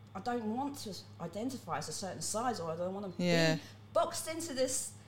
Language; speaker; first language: English; early bilingual, other home language; Cantonese